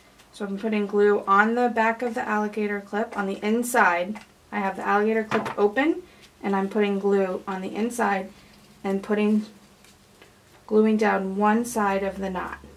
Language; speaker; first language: English; native; English